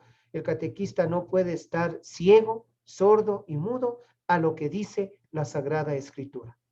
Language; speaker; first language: Spanish; native; Spanish